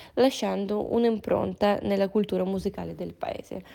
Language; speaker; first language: Italian; non-native, fluent; Russian